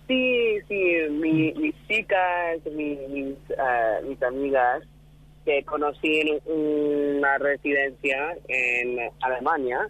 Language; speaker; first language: Spanish; non-native, fluent; English